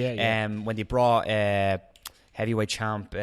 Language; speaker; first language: English; native; English